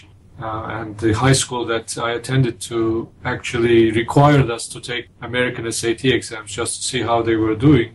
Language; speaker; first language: English; non-native, fluent; Turkish